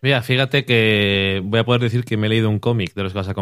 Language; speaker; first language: Spanish; native; Spanish